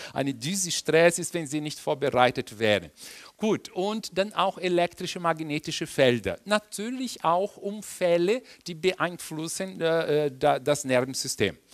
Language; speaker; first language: German; non-native, fluent; Portuguese